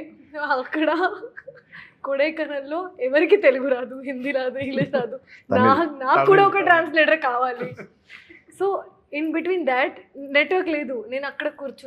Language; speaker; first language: Telugu; non-native, fluent; Hindi